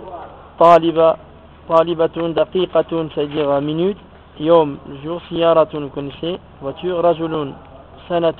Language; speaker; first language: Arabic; non-native, fluent; French